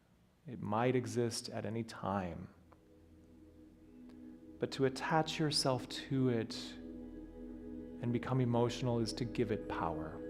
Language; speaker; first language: English; native; English